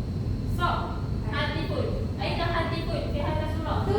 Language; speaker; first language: Arabic; non-native, learner; Malay